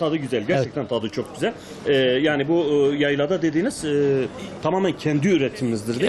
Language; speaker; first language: Turkish; native; Turkish